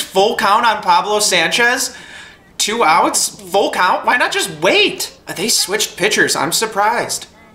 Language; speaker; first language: English; native; English